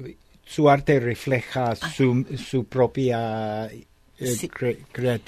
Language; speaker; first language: Spanish; non-native, fluent; English